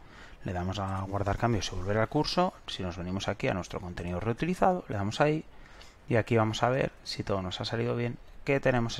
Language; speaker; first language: Spanish; native; Spanish